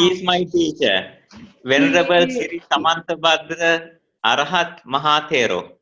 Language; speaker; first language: English; non-native, local second language; Sinhala